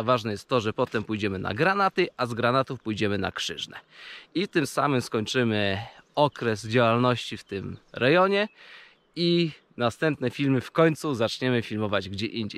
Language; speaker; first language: Polish; native; Polish